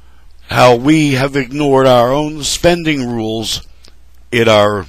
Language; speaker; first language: English; native; English